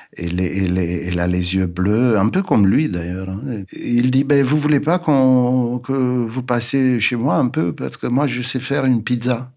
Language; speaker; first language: French; non-native, fluent; Romanian